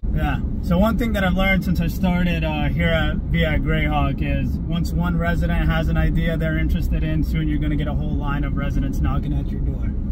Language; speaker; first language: English; native; English